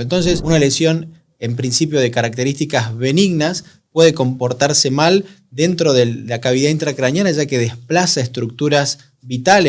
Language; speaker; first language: Spanish; native; Spanish